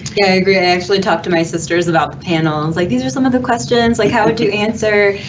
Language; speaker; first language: English; native; English